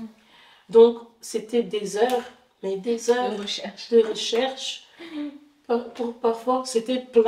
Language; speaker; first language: French; non-native, fluent; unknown